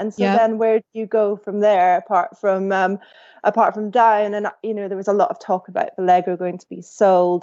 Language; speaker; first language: English; native; English